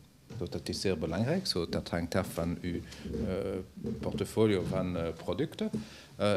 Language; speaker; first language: Dutch; non-native, local second language; French